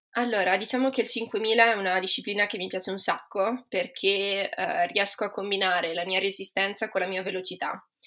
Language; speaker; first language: Italian; native; Italian